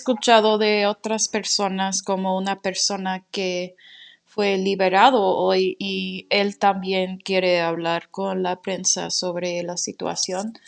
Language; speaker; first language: Spanish; non-native, fluent; English